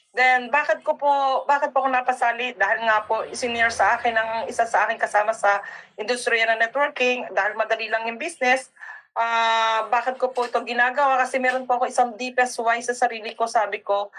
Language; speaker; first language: Filipino; native; Filipino